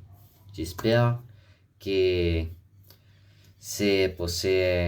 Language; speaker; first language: French; non-native, fluent; Spanish